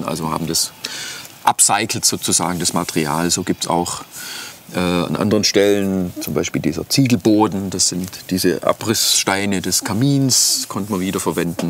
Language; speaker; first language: German; native; German